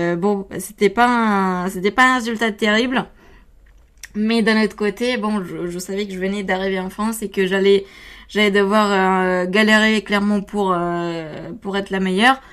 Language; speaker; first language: French; early bilingual, other home language; Romanian